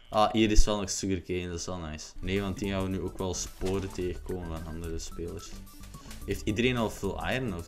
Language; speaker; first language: Dutch; native; Dutch